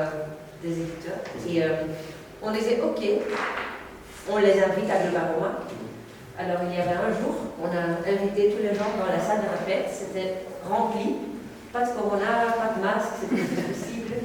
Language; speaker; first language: French; non-native, local second language; Dutch